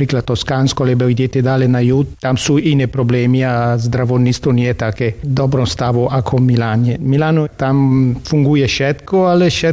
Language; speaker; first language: Slovak; non-native, learner; Italian